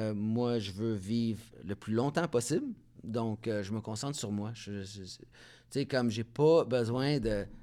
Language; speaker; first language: French; native; French